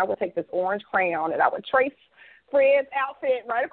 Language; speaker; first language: English; native; English